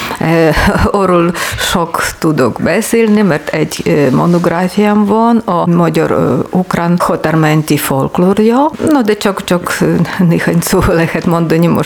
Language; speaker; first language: Hungarian; non-native, learner; Ukrainian